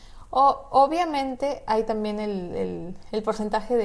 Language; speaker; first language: Spanish; native; Spanish